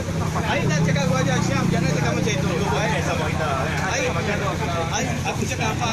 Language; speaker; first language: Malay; non-native, fluent; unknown